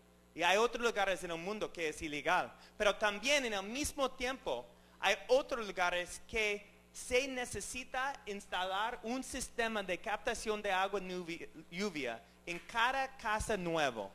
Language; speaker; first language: Spanish; non-native, learner; English